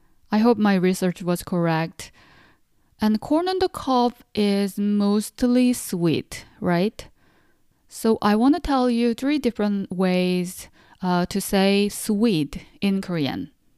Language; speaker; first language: English; non-native, fluent; Korean